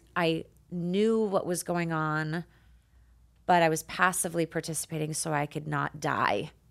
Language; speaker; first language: English; native; English